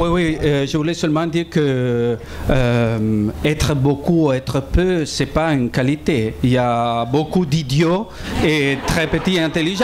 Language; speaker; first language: French; non-native, fluent; Italian